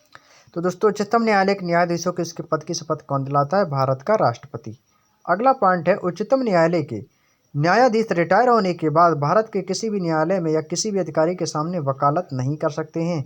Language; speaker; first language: Hindi; native; Hindi